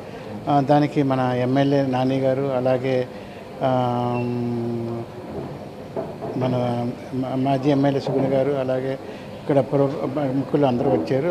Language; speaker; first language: Telugu; native; Telugu